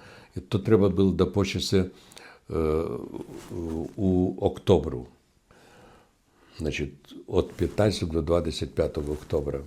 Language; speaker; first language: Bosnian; non-native, fluent; Russian